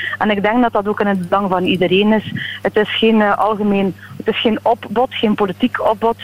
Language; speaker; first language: Dutch; native; Dutch